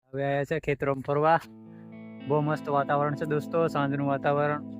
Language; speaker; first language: Gujarati; non-native, local second language; Rathawi